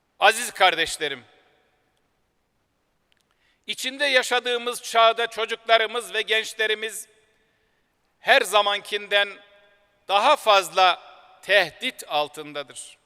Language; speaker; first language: Turkish; native; Turkish